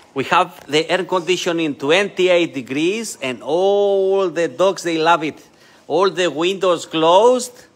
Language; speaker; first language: English; non-native, fluent; Greek